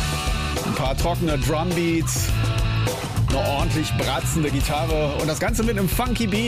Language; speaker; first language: German; native; German